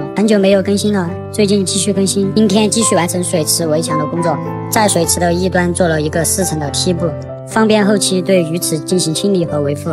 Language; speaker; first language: Chinese; native; Chinese